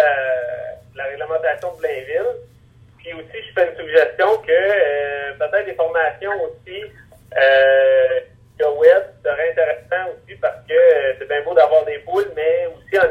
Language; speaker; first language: French; native; French